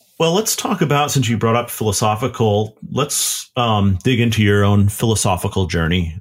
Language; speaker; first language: English; native; English